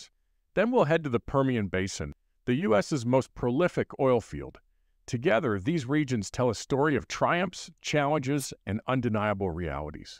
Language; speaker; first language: English; native; English